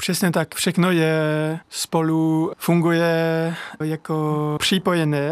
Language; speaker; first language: Czech; non-native, learner; French